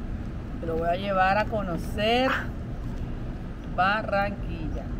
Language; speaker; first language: Spanish; native; Spanish